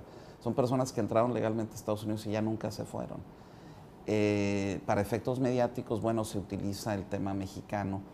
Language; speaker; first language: Spanish; native; Spanish